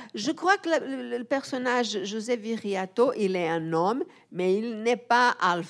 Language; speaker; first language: French; non-native, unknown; Portuguese